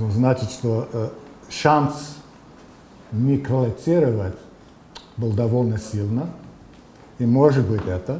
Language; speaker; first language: Russian; non-native, fluent; English